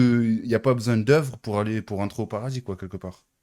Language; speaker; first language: French; native; French